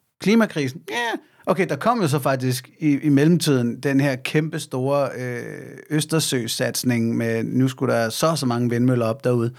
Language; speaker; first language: Danish; native; Danish